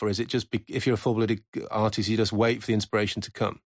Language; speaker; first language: English; native; English